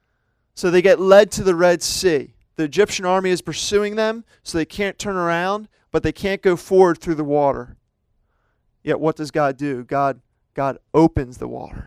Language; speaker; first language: English; native; English